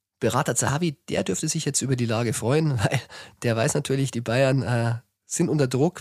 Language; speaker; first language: German; native; German